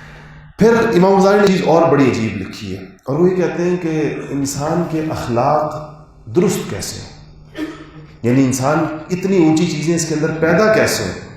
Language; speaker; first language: Urdu; native; Urdu